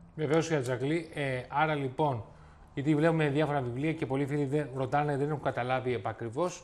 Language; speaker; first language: Greek; native; Greek